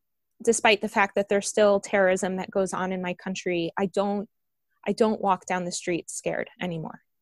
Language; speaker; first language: English; early bilingual, other home language; Spanish